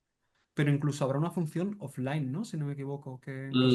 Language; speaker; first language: Spanish; native; Spanish